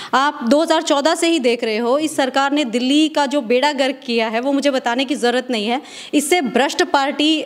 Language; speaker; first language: Hindi; native; Hindi